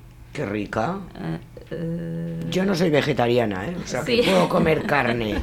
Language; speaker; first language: Spanish; native; Spanish